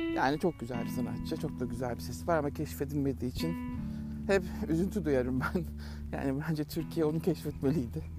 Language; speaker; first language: Turkish; native; Turkish